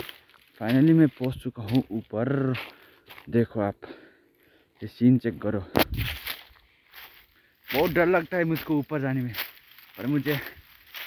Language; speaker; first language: Hindi; non-native, local second language; Nepali